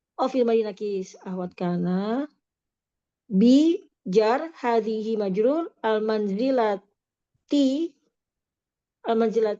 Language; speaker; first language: Arabic; non-native, learner; Indonesian